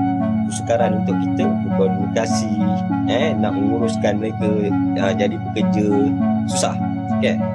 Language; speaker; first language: Malay; native; Malay